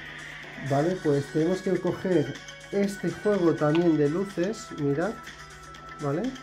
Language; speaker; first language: Spanish; native; Spanish